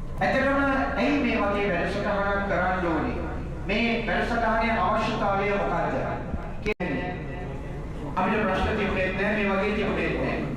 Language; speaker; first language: Sinhala; non-native, local second language; Tamil